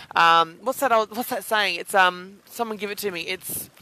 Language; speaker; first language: English; native; English